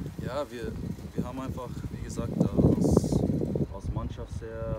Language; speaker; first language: German; non-native, fluent; English